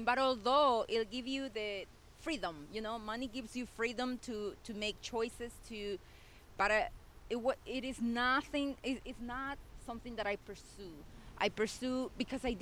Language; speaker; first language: English; non-native, fluent; Spanish